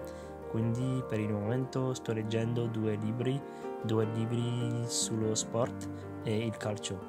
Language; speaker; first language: Italian; non-native, learner; French